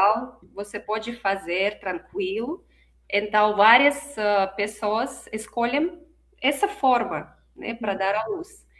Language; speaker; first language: Portuguese; non-native, fluent; Russian